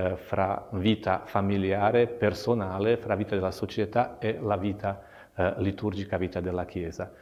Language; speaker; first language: Italian; non-native, fluent; Slovak